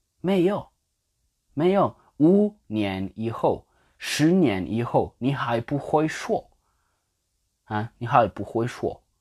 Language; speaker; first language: Chinese; non-native, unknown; French